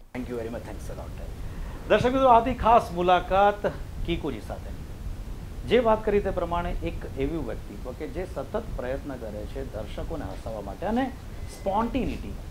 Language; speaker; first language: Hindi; non-native, local second language; Gujarati